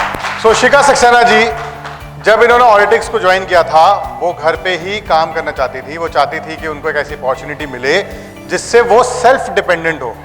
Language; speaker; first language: Hindi; native; Hindi